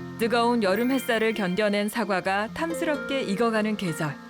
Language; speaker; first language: Korean; native; Korean